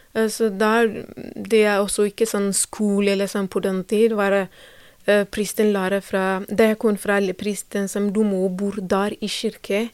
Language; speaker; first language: Norwegian; non-native, learner; Tigrinya